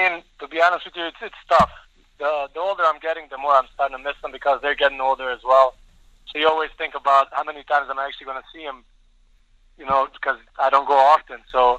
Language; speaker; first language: English; early bilingual, other home language; Bosnian